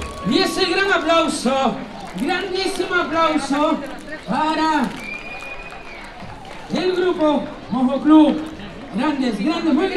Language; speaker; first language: Spanish; native; Spanish